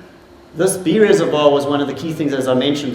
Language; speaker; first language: English; native; English